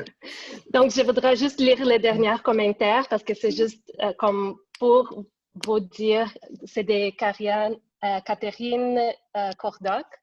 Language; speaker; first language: French; non-native, fluent; Portuguese